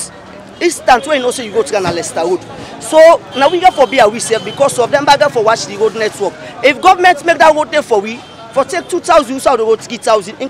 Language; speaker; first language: English; non-native, local second language; Krio